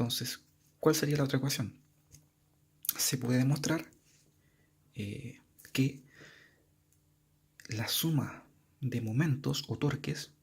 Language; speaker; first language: Spanish; native; Spanish